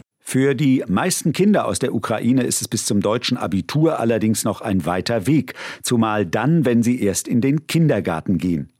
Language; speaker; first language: German; native; German